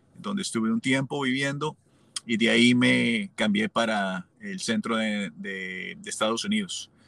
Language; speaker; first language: Spanish; native; Spanish